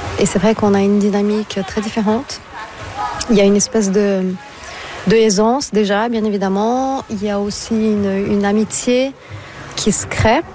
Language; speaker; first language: French; non-native, fluent; Portuguese